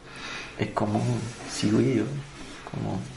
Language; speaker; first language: French; non-native, fluent; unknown